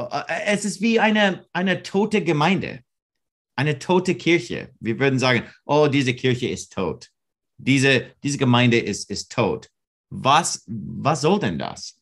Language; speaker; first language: German; non-native, learner; English